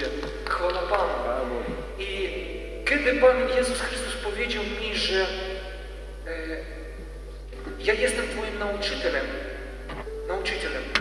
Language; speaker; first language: Polish; non-native, learner; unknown